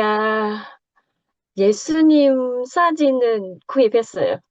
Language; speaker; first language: Korean; non-native, learner; Thai